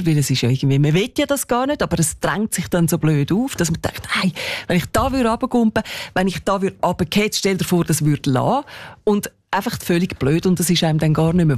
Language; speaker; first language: German; native; German